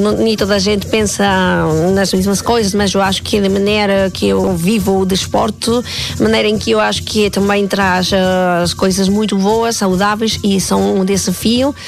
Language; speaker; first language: Portuguese; non-native, fluent; Spanish